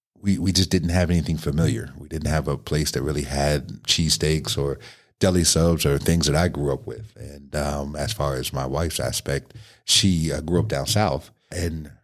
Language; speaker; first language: English; native; English